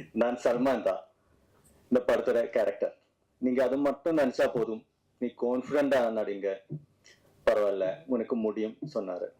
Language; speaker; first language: Tamil; non-native, learner; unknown